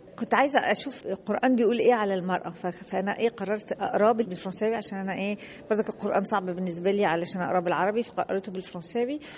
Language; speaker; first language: Arabic; native; Arabic